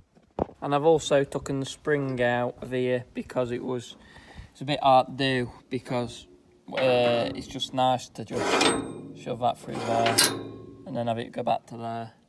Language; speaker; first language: English; native; English